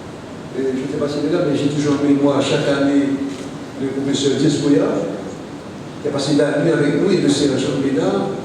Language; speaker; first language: French; non-native, local second language; Haitian Creole